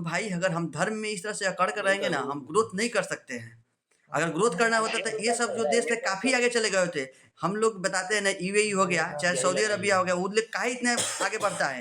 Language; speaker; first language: Hindi; native; Hindi